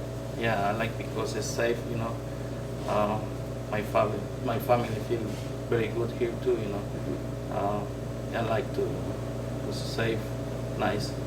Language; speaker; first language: English; non-native, learner; Spanish